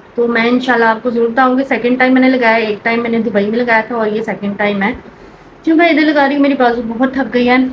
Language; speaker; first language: Urdu; native; Urdu